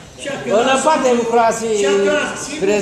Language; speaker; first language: French; non-native, learner; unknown